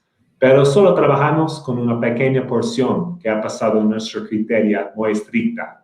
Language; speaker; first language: Spanish; non-native, fluent; English